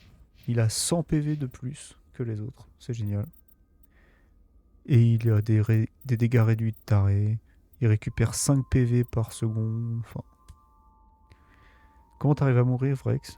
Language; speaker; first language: French; native; French